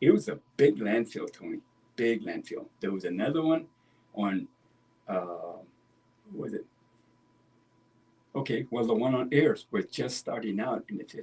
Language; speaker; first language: English; native; English